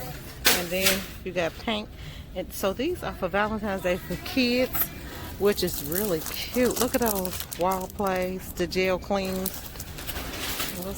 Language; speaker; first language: English; native; English